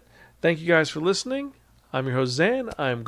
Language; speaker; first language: English; native; English